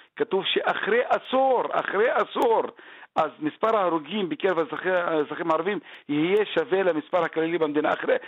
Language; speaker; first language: Hebrew; non-native, local second language; Arabic